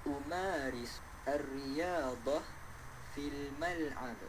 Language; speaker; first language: Arabic; non-native, learner; Malay